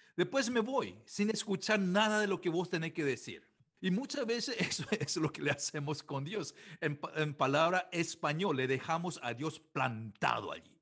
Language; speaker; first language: Spanish; non-native, fluent; Korean